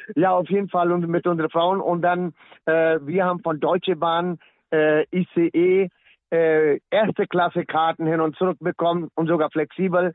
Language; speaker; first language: German; non-native, fluent; Punjabi